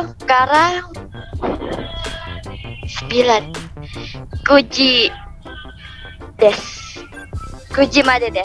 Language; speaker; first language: Japanese; non-native, learner; Indonesian